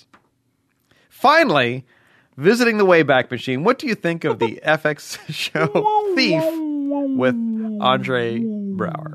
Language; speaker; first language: English; native; English